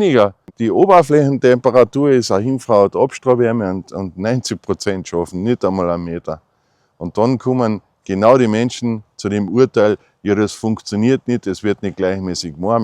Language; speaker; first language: German; native; German